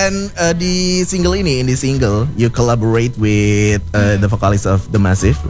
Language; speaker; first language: English; non-native, learner; Indonesian